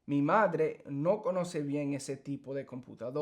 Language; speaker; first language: Spanish; early bilingual, heritage; English